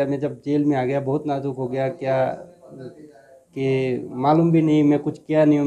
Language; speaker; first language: Hindi; non-native, local second language; Bangla